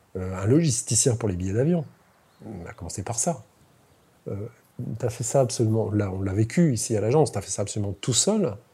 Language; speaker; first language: French; native; French